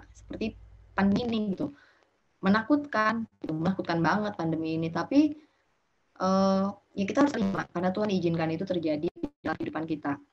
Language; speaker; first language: Indonesian; native; Indonesian